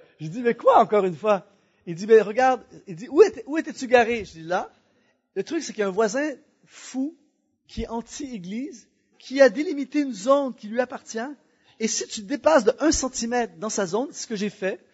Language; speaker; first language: French; native; French